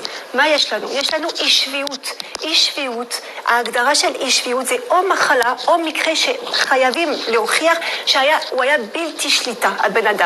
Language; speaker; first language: Hebrew; non-native, fluent; French